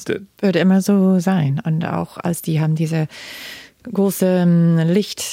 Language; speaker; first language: German; non-native, fluent; English